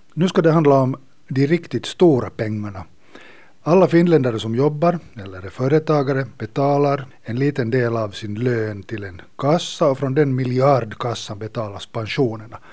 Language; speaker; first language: Swedish; native; Swedish